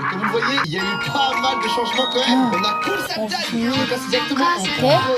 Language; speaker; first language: French; native; French